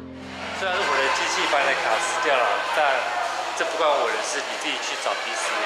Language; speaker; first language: Chinese; native; Chinese